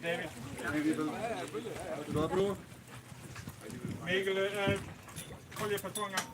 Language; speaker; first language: Danish; native; Danish